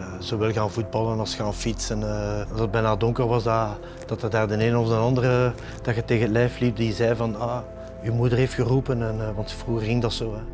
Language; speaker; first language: Dutch; native; Dutch